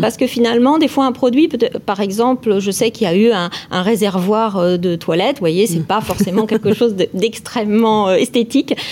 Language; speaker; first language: French; native; French